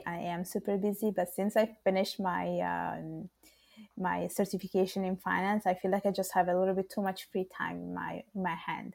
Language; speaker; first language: English; non-native, fluent; Italian